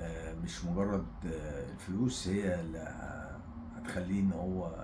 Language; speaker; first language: Arabic; native; Arabic